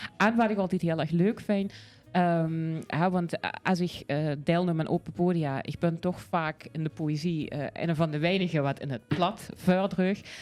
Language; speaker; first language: Dutch; native; Dutch